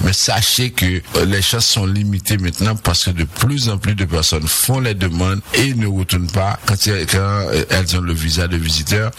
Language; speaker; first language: French; non-native, local second language; Haitian Creole